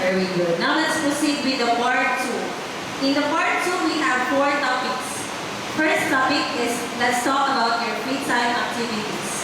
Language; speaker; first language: English; non-native, fluent; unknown